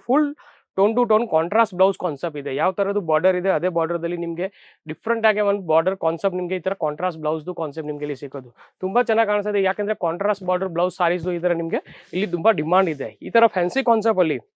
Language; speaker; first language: Kannada; non-native, local second language; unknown